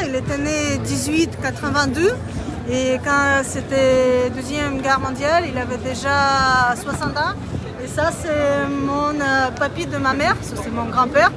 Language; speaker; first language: French; non-native, learner; Russian